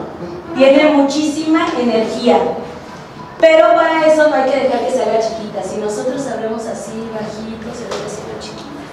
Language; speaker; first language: Spanish; native; Spanish